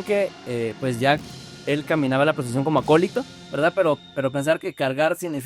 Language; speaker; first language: Spanish; native; Spanish